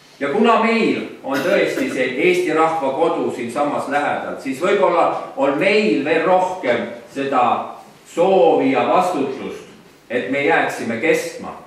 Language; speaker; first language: Estonian; native; Estonian